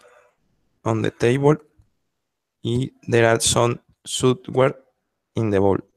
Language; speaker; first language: English; non-native, learner; Spanish